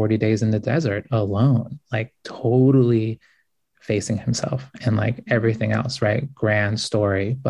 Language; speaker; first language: English; native; English